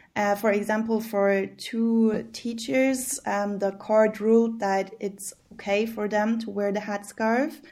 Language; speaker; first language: English; early bilingual, heritage; German